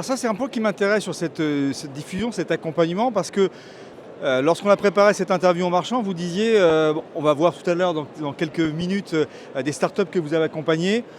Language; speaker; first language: French; native; French